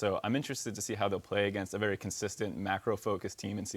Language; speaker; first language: English; native; English